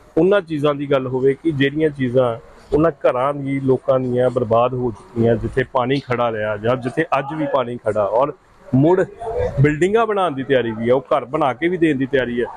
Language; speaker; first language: Punjabi; native; Punjabi